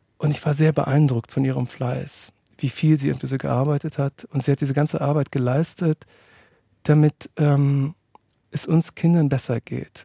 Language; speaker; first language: German; early bilingual, other home language; Turkish